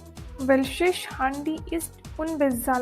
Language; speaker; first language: German; non-native, fluent; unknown